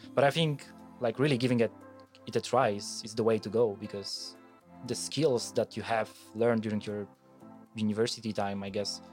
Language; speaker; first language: English; non-native, fluent; Polish